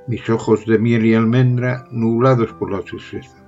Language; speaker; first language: Spanish; non-native, local second language; Catalan